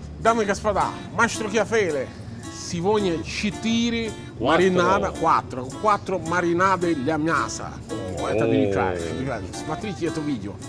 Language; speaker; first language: Russian; non-native, fluent; Italian